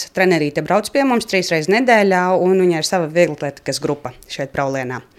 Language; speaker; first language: Latvian; native; Latvian